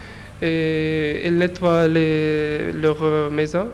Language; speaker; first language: French; non-native, learner; Urdu